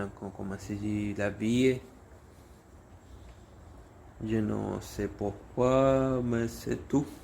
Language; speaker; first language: French; non-native, learner; Portuguese